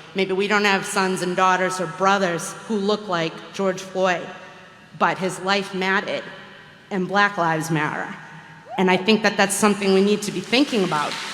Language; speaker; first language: English; native; English